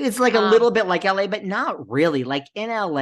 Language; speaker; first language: English; native; English